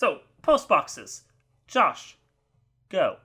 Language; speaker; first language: English; native; English